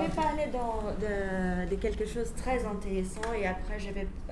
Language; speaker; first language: French; non-native, fluent; Portuguese